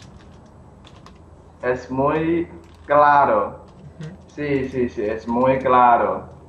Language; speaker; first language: Spanish; non-native, learner; English